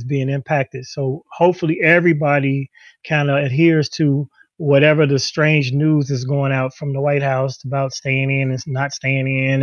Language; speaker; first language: English; native; English